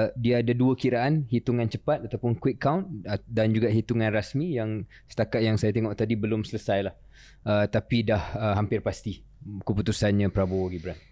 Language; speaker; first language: Malay; native; Malay